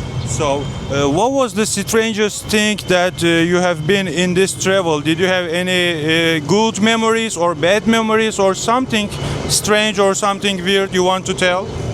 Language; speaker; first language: English; non-native, learner; Turkish